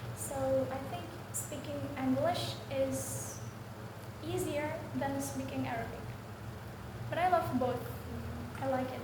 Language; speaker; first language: English; non-native, learner; Indonesian